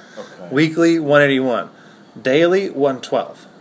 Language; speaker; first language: English; native; English